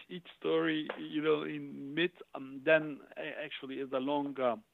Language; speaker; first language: English; non-native, fluent; Turkish